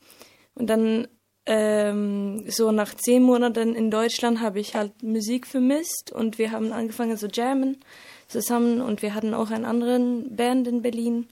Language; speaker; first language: German; non-native, fluent; Swedish